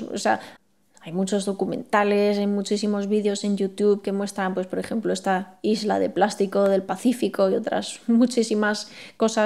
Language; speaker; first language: Spanish; native; Spanish